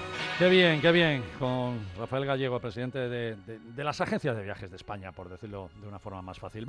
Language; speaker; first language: Spanish; native; Spanish